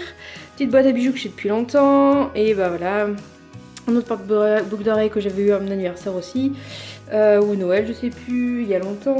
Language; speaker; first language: French; native; French